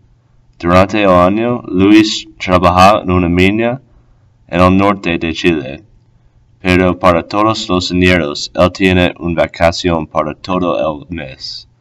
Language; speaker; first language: Spanish; non-native, learner; English